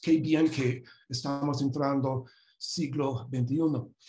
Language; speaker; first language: Spanish; non-native, fluent; English